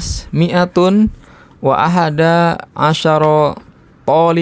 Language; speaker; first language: Arabic; non-native, learner; Indonesian